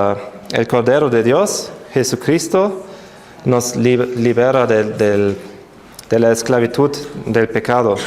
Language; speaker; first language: Spanish; non-native, fluent; German